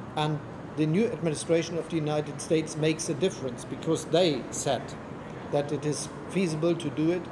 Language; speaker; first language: English; non-native, fluent; German